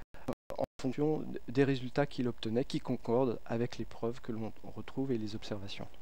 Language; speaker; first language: French; native; French